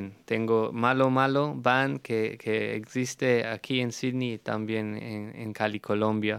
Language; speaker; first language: Spanish; non-native, fluent; English